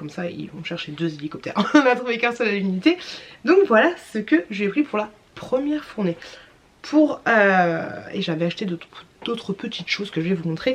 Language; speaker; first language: French; native; French